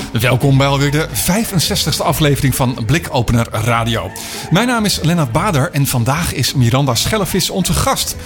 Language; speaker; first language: Dutch; native; Dutch